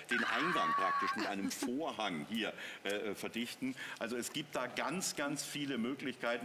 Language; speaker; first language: German; native; German